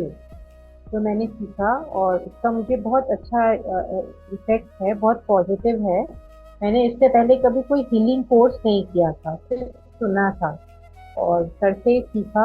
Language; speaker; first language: Hindi; native; Hindi